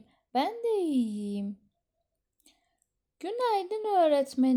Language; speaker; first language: Turkish; non-native, fluent; Persian